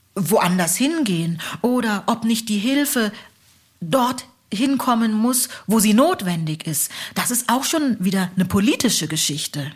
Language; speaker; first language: German; early bilingual, other home language; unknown